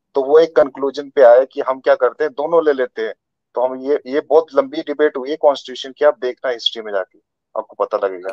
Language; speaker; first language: Hindi; native; Hindi